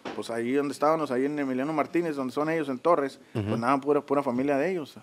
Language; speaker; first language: Spanish; native; Spanish